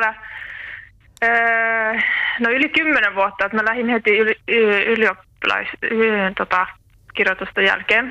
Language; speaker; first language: Finnish; native; Finnish